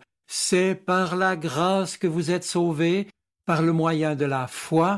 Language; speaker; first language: French; native; French